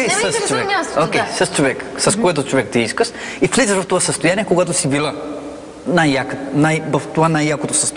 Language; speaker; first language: Bulgarian; non-native, fluent; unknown